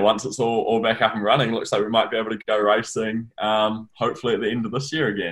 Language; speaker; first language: English; native; English